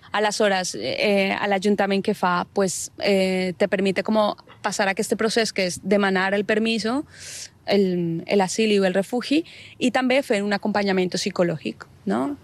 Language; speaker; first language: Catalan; non-native, learner; Spanish